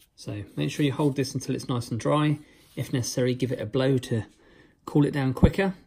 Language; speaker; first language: English; native; English